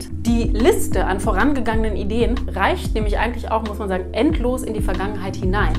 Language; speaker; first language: German; native; German